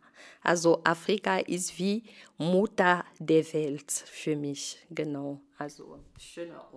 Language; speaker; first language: German; non-native, fluent; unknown